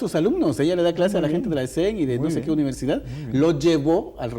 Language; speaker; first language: Spanish; native; Spanish